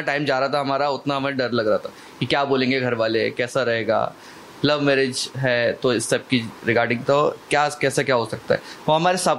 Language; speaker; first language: Hindi; native; Hindi